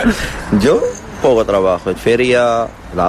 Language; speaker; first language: Spanish; non-native, learner; Arabic